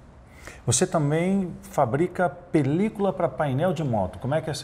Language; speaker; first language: Portuguese; native; Portuguese